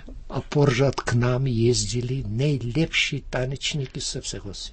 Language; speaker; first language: Czech; early bilingual, heritage; Czech